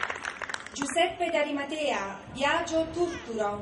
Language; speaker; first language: Italian; native; Italian